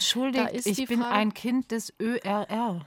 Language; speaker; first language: German; native; German